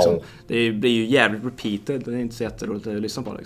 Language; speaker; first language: Swedish; early bilingual, other home language; Lithuanian